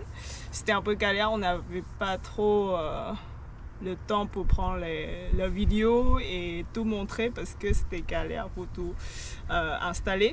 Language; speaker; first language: French; non-native, learner; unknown